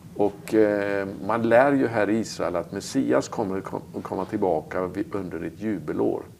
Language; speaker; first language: Swedish; native; Swedish